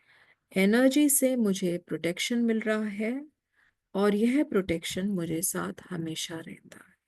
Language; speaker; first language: Hindi; native; Hindi